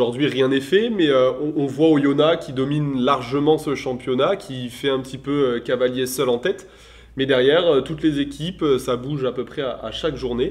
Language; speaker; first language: French; native; French